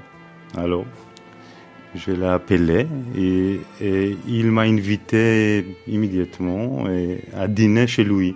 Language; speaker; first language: French; non-native, fluent; Hebrew